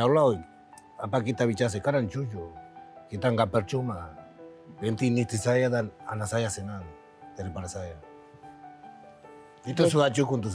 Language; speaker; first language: Indonesian; non-native, learner; Spanish